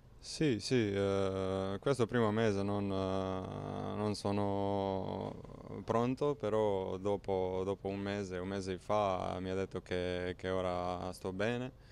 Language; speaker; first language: Italian; non-native, learner; Croatian